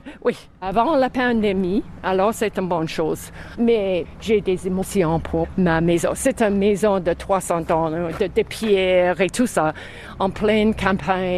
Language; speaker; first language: French; non-native, fluent; English